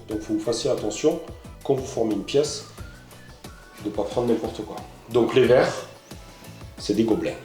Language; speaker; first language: French; native; French